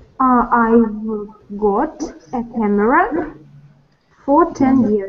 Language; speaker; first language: English; non-native, learner; Russian